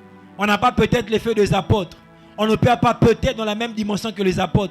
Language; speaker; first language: French; non-native, local second language; Lingala